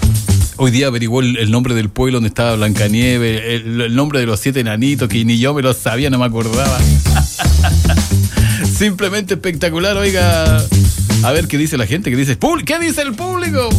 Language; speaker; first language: Spanish; native; Spanish